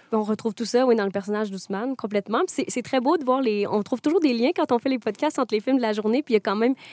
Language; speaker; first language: French; native; French